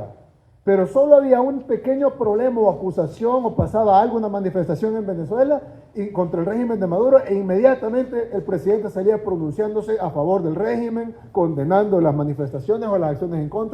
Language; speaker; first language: Spanish; native; Spanish